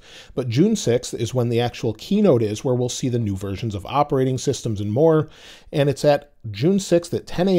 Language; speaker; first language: English; native; English